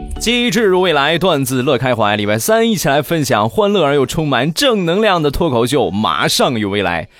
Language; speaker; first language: Chinese; native; Chinese